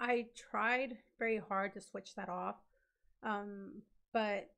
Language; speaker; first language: English; native; English